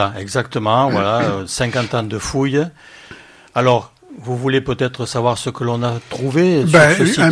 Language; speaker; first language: French; native; French